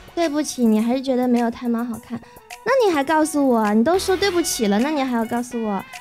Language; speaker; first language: Chinese; native; Chinese